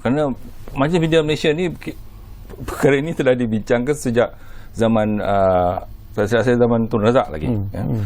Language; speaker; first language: Malay; native; Malay